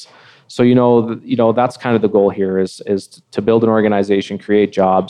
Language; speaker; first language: English; native; English